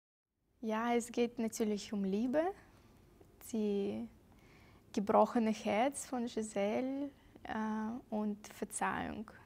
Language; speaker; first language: German; non-native, fluent; Russian